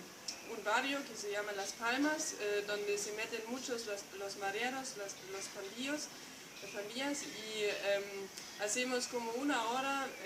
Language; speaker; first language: Spanish; non-native, fluent; German